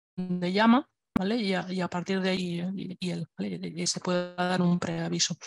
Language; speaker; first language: Spanish; non-native, local second language; Catalan